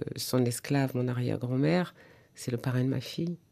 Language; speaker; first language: French; native; French